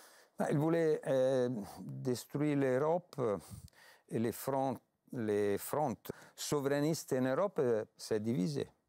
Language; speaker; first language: French; non-native, fluent; Italian